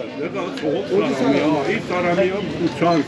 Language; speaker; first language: Korean; non-native, learner; Persian